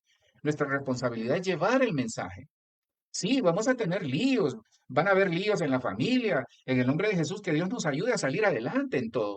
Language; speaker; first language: Spanish; native; Spanish